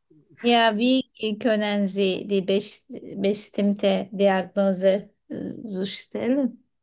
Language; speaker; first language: German; non-native, fluent; Turkish